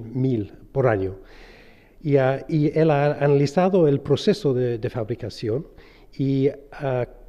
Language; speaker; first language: Spanish; non-native, fluent; English